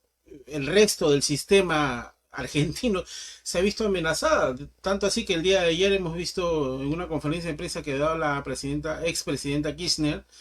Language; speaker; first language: Spanish; native; Spanish